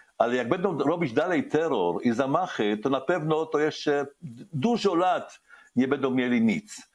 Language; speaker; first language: Polish; early bilingual, heritage; Hebrew